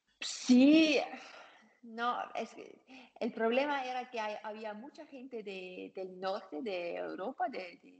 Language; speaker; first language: Spanish; non-native, learner; German